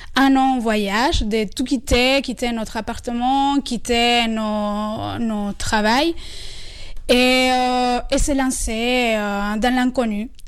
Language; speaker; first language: French; non-native, fluent; Spanish